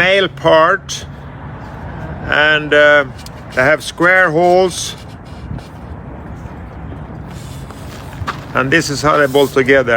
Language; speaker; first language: English; non-native, fluent; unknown